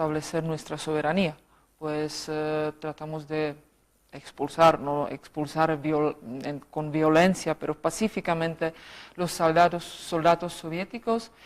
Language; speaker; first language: Spanish; non-native, fluent; Czech